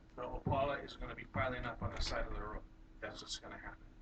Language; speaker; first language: English; native; English